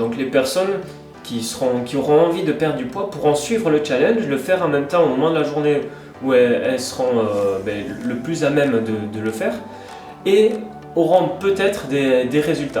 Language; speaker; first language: French; native; French